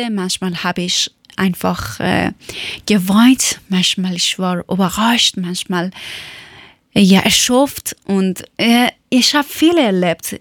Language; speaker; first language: German; non-native, fluent; Persian